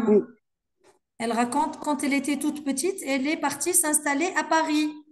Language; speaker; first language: French; non-native, local second language; Arabic